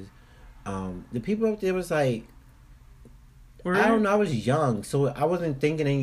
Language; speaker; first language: English; native; English